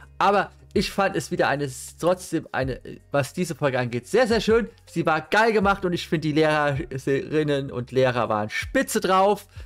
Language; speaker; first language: German; native; German